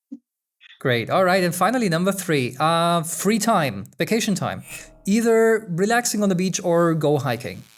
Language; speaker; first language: English; non-native, fluent; German